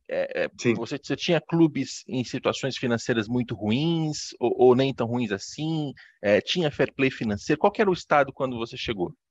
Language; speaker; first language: Portuguese; native; Portuguese